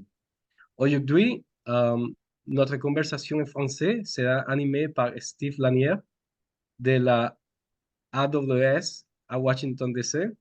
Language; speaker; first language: French; non-native, fluent; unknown